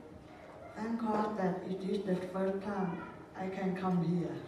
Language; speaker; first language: English; non-native, learner; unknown